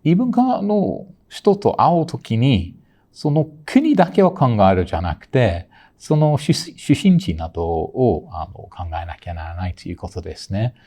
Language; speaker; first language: Japanese; non-native, fluent; English